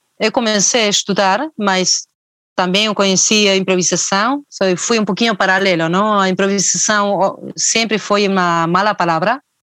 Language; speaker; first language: Portuguese; non-native, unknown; Spanish